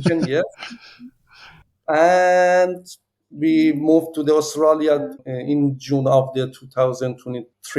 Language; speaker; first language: English; non-native, learner; Persian